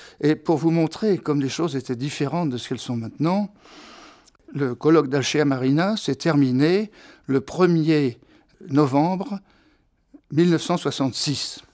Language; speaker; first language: French; non-native, fluent; Italian